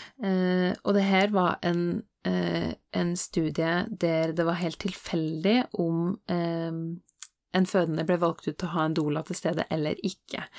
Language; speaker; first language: Norwegian; native; Norwegian